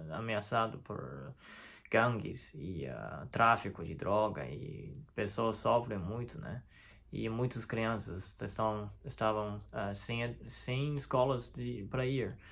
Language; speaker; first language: Portuguese; non-native, fluent; Chinese